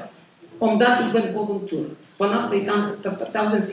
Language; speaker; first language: Dutch; non-native, learner; Ukrainian